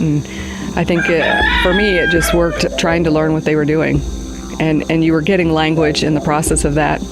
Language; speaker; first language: English; native; English